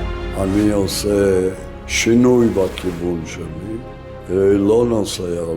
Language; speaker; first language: Hebrew; non-native, fluent; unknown